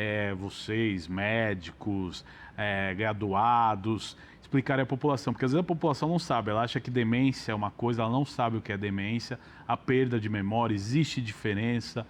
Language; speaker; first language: Portuguese; native; Portuguese